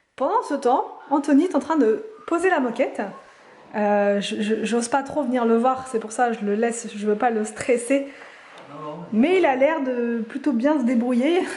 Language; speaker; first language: French; native; French